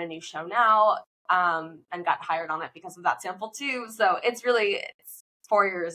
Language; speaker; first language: English; native; English